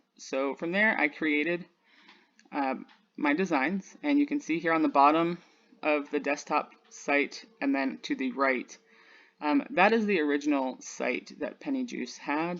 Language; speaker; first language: English; native; English